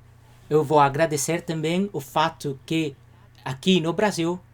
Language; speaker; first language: Portuguese; non-native, learner; Spanish